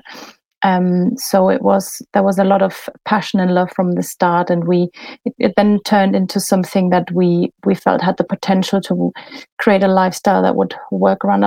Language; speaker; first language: English; non-native, fluent; German